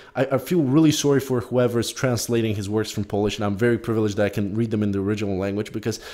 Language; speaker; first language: English; non-native, fluent; Polish